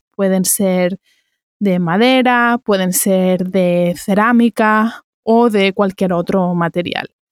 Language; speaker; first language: Spanish; native; Spanish